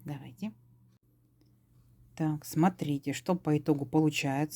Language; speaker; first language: Russian; native; Russian